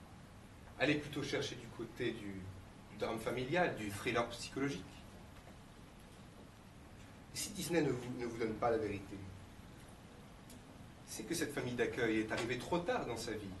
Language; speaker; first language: French; native; French